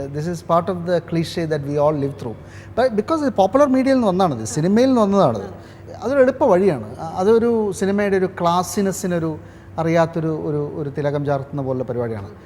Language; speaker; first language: Malayalam; native; Malayalam